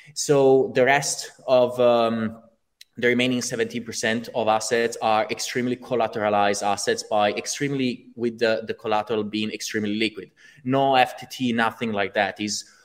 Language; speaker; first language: English; non-native, fluent; Italian